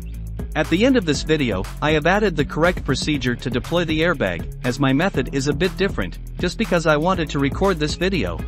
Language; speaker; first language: English; non-native, fluent; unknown